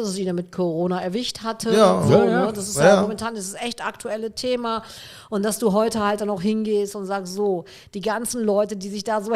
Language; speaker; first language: German; native; German